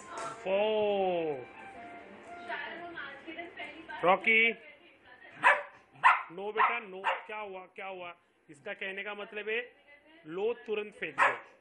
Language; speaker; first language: Hindi; native; Hindi